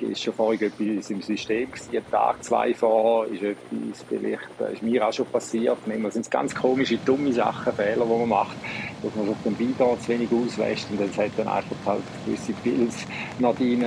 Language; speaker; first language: German; native; German